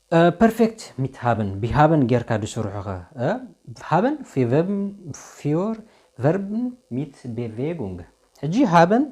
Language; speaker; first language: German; non-native, fluent; Tigrinya